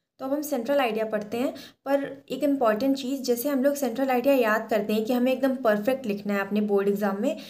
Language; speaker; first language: Hindi; native; Hindi